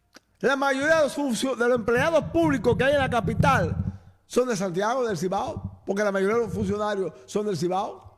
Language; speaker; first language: Spanish; native; Spanish